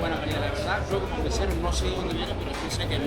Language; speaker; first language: Spanish; native; Spanish